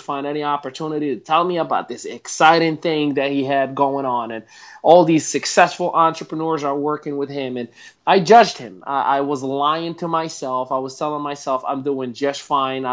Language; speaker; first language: English; non-native, fluent; Arabic